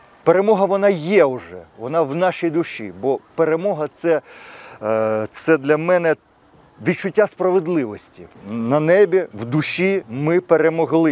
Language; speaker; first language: Ukrainian; native; Ukrainian